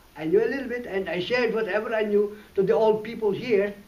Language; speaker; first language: English; non-native, local second language; Iloko